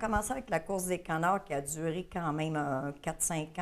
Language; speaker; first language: French; native; French